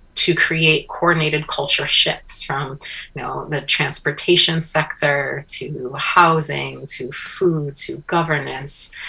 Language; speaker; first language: English; native; English